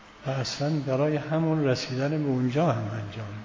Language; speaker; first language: Persian; native; Persian